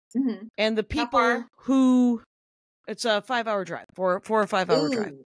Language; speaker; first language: English; native; English